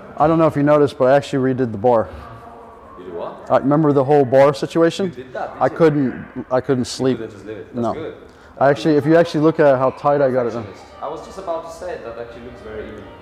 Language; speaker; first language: English; native; English